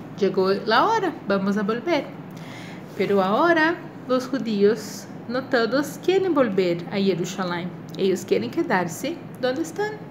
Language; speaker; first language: Spanish; non-native, fluent; Portuguese